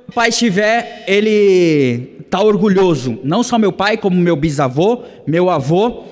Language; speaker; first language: Portuguese; native; Portuguese